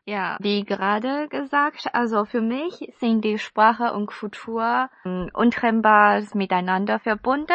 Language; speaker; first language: German; non-native, fluent; Chinese